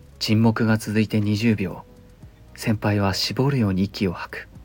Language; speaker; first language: Japanese; native; Japanese